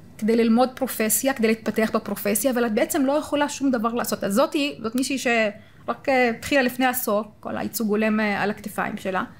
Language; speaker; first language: Hebrew; non-native, local second language; Arabic